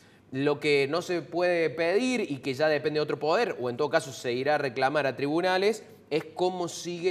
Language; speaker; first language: Spanish; native; Spanish